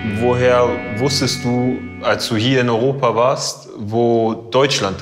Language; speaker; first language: German; early bilingual, other home language; Portuguese